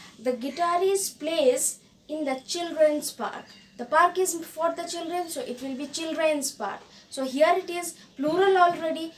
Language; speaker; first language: English; non-native, local second language; Bangla